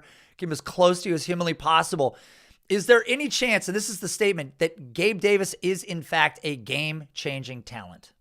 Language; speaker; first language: English; native; English